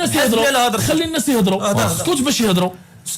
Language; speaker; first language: Arabic; native; Arabic